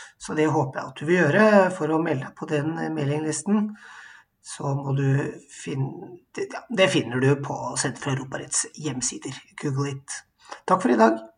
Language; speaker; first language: Norwegian; native; Norwegian